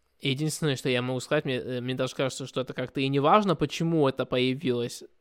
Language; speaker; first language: Russian; early bilingual, heritage; Russian